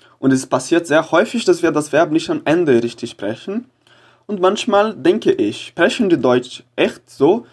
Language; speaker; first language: German; non-native, fluent; Portuguese